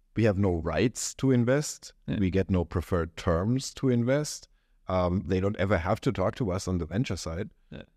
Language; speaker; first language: English; non-native, fluent; German